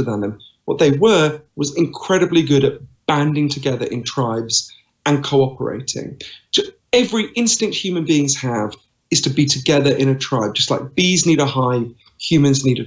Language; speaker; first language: English; native; English